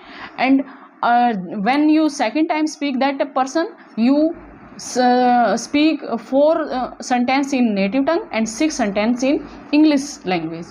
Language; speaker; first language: English; non-native, local second language; Hindi